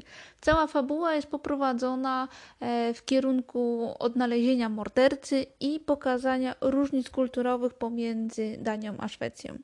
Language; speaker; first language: Polish; native; Polish